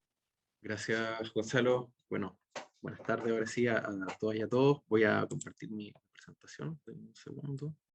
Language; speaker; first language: Spanish; native; Spanish